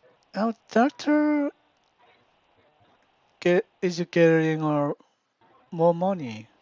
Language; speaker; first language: English; non-native, learner; Korean